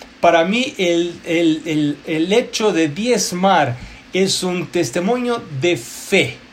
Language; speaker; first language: Spanish; non-native, fluent; Portuguese